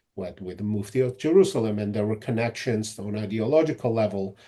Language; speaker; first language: English; non-native, fluent; Georgian